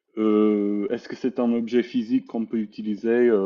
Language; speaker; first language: French; non-native, fluent; English